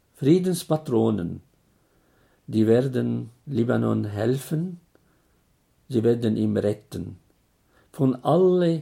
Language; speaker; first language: German; non-native, fluent; Arabic